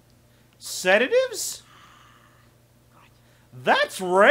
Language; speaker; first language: English; native; English